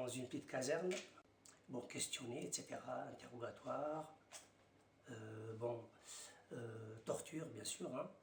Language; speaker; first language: French; non-native, local second language; Arabic